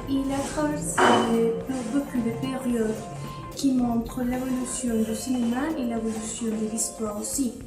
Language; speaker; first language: French; non-native, learner; Spanish